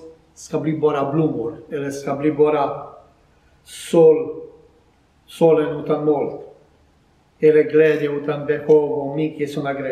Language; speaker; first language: Swedish; non-native, fluent; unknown